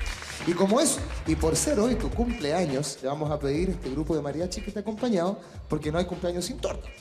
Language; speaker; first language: Spanish; native; Spanish